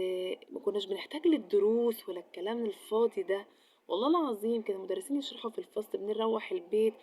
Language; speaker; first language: Arabic; native; Arabic